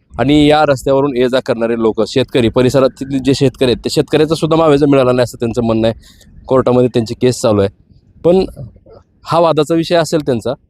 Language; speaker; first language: Marathi; native; Marathi